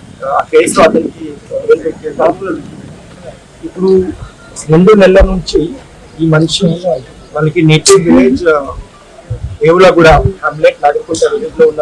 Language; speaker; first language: Telugu; non-native, local second language; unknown